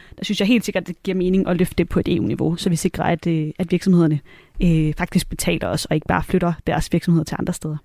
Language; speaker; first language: Danish; native; Danish